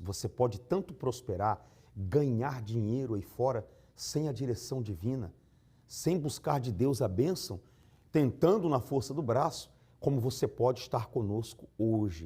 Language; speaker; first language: Portuguese; native; Portuguese